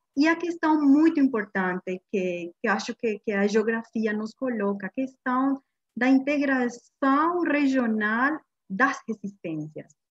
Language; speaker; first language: Portuguese; non-native, fluent; Guarani